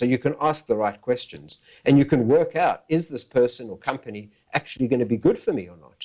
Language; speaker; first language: English; native; English